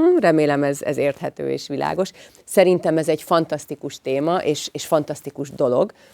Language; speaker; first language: Hungarian; native; Hungarian